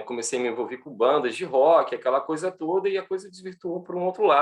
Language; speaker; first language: Portuguese; native; Portuguese